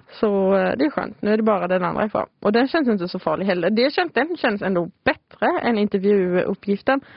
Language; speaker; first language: Swedish; native; Swedish